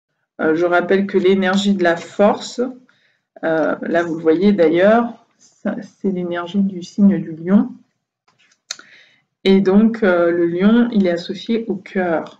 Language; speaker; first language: French; native; French